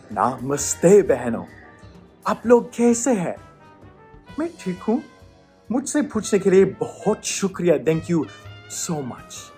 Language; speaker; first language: Hindi; non-native, fluent; English